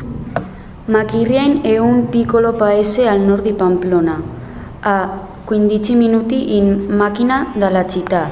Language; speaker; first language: Italian; non-native, learner; Spanish